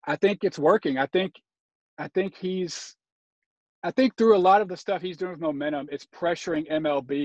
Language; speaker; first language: English; native; English